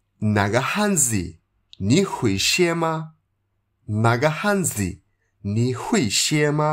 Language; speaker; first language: Chinese; non-native, fluent; Bangla